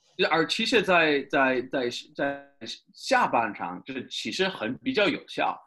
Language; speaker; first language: Chinese; non-native, fluent; English